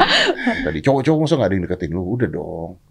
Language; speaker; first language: Indonesian; native; Indonesian